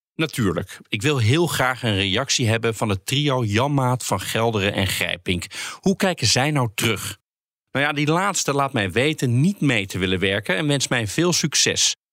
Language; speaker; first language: Dutch; native; Dutch